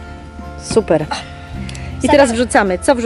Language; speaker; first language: Polish; native; Polish